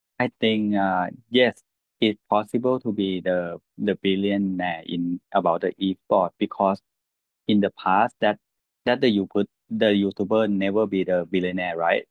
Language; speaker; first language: English; non-native, learner; Thai